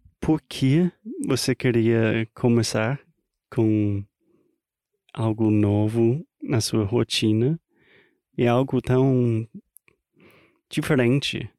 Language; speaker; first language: Portuguese; non-native, learner; English